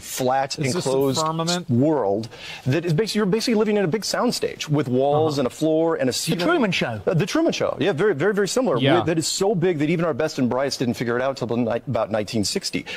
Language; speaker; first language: English; native; English